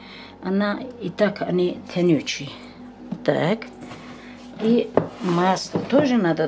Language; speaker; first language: Russian; non-native, local second language; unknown